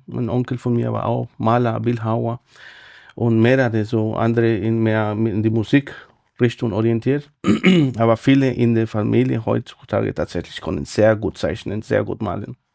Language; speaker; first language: German; non-native, fluent; Spanish